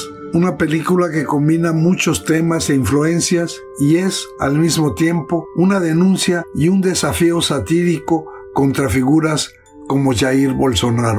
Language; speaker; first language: Spanish; native; Spanish